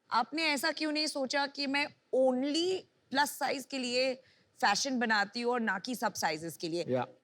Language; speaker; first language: Hindi; native; Hindi